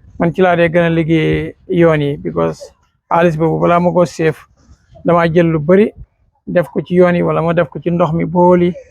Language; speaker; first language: Wolof; native; Wolof